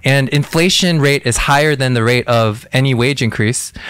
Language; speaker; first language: English; early bilingual, other home language; Korean